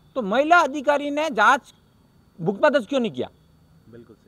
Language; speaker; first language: Hindi; native; Hindi